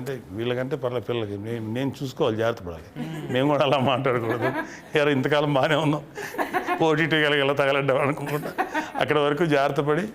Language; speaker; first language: Telugu; native; Telugu